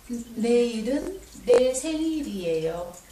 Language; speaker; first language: Korean; non-native, learner; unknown